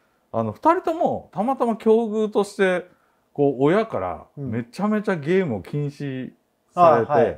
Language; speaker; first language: Japanese; native; Japanese